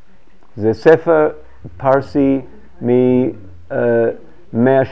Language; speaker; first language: Hebrew; non-native, fluent; English